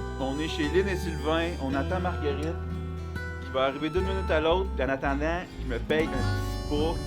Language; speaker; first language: French; native; French